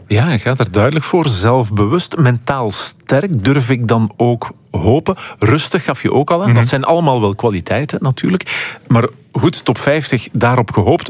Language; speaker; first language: Dutch; native; Dutch